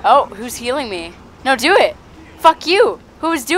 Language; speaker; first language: English; native; English